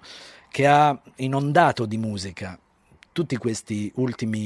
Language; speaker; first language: Italian; native; Italian